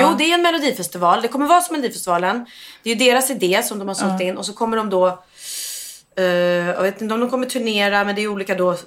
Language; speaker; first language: Swedish; native; Swedish